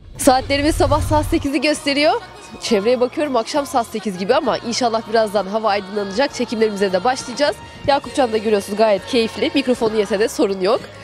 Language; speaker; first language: Turkish; native; Turkish